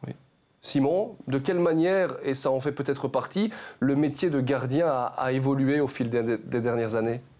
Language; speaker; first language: French; native; French